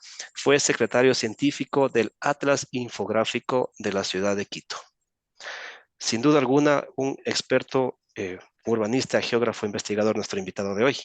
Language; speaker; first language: Spanish; native; Spanish